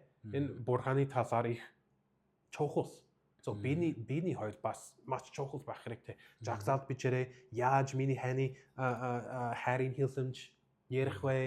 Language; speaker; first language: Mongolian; early bilingual, heritage; English